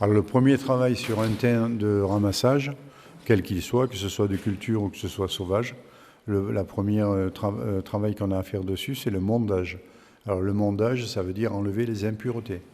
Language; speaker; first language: French; native; French